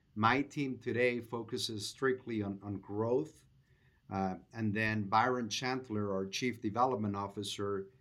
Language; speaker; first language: English; non-native, fluent; Spanish